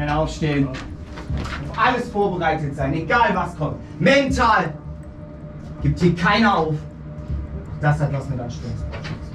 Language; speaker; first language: German; native; German